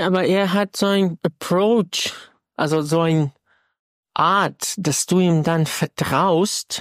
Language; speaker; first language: German; non-native, fluent; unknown